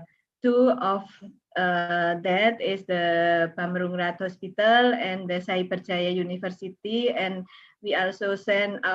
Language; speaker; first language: English; non-native, learner; Indonesian